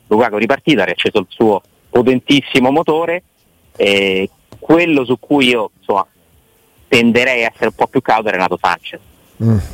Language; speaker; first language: Italian; native; Italian